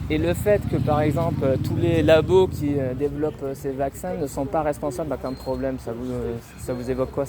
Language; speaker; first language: French; native; French